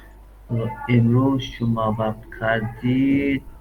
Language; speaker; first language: Persian; non-native, learner; Urdu